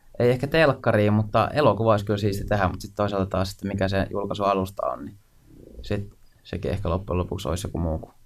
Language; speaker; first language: Finnish; native; Finnish